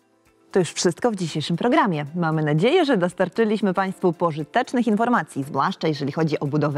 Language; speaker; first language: Polish; native; Polish